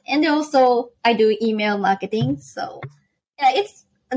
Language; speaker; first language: English; non-native, learner; Japanese